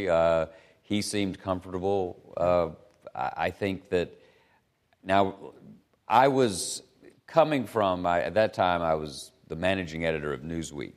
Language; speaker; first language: English; native; English